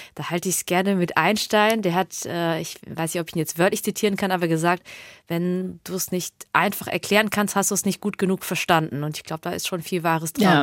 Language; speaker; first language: German; native; German